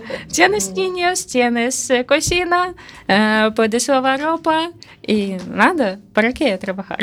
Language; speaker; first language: Spanish; non-native, learner; Russian